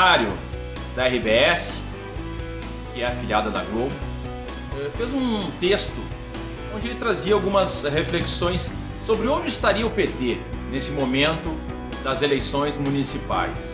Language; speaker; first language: Portuguese; native; Portuguese